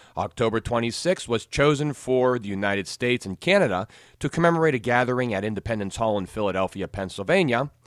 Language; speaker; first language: English; native; English